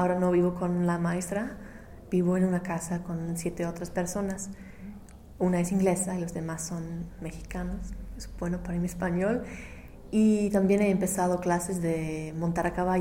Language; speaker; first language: Spanish; non-native, fluent; English